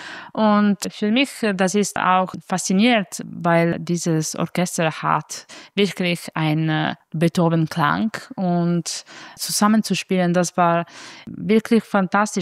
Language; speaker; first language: German; non-native, fluent; Italian